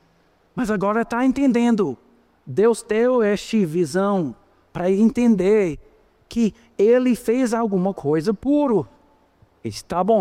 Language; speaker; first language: Portuguese; non-native, fluent; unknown